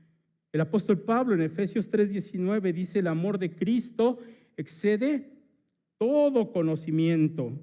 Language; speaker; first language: Spanish; native; Spanish